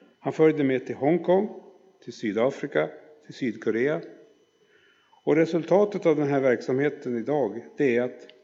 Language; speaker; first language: Swedish; native; Swedish